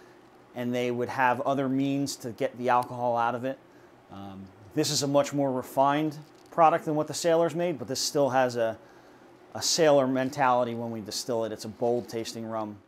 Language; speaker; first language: English; native; English